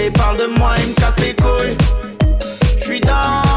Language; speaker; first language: French; native; French